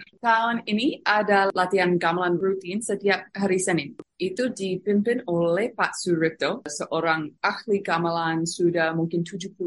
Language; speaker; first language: Indonesian; non-native, fluent; English